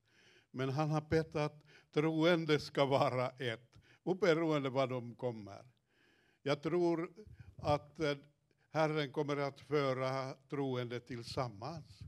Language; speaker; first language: Swedish; non-native, fluent; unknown